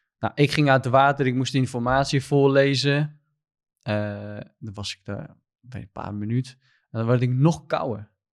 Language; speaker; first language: Dutch; non-native, fluent; Kurdish